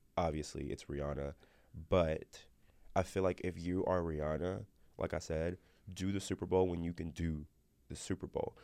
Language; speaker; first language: English; native; English